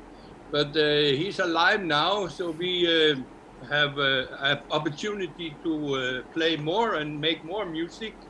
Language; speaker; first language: English; non-native, learner; Icelandic